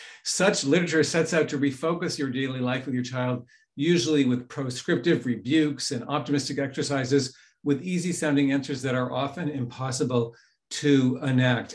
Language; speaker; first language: English; native; English